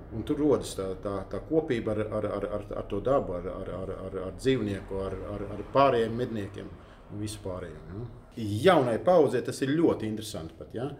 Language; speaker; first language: Latvian; native; Latvian